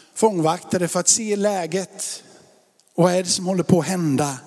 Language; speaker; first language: Swedish; native; Swedish